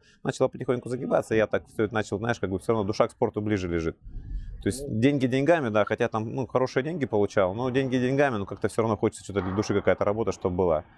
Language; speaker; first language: Russian; native; Russian